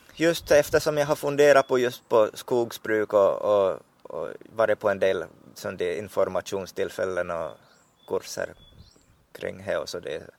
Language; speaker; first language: Swedish; native; Swedish